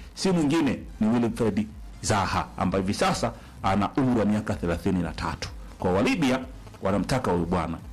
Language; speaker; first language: Swahili; native; Swahili